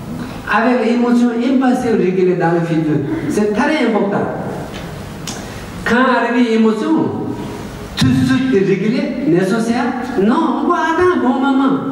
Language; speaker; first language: French; non-native, learner; Tibetan